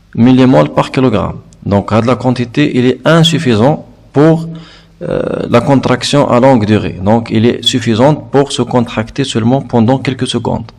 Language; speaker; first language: French; non-native, local second language; Arabic